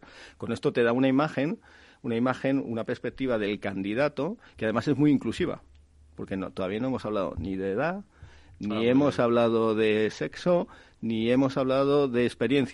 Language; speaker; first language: Spanish; native; Spanish